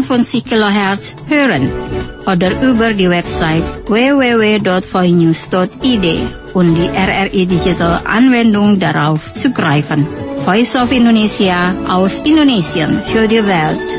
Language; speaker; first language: German; non-native, fluent; Indonesian